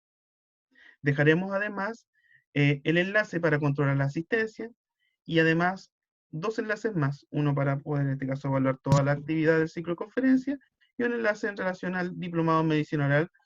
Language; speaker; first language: Spanish; native; Spanish